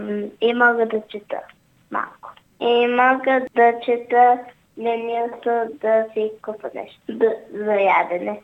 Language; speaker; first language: Bulgarian; early bilingual, heritage; Bulgarian